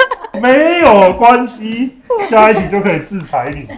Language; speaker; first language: Chinese; native; Chinese